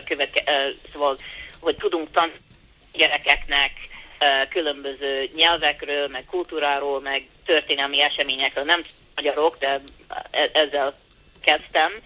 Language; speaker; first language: Hungarian; early bilingual, heritage; Hungarian